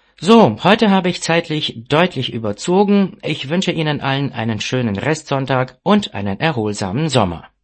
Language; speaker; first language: German; non-native, fluent; Romanian